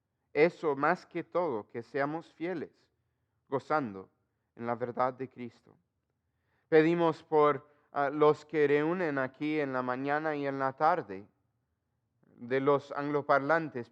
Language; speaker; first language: Spanish; non-native, fluent; English